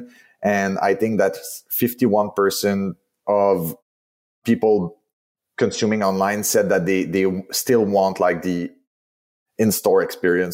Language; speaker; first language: English; non-native, fluent; French